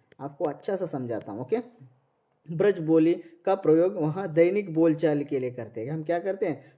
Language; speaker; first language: Hindi; non-native, local second language; Marathi